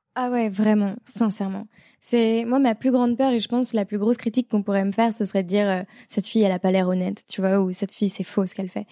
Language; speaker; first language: French; native; French